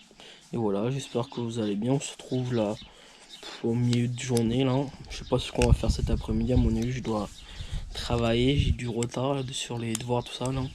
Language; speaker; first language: French; native; French